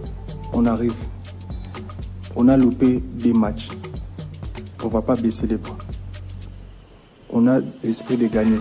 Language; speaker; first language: French; non-native, local second language; Lingala